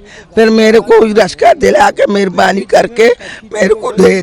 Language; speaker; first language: Hindi; non-native, local second language; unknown